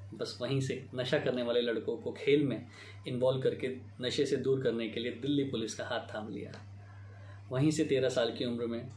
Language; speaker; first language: Hindi; native; Hindi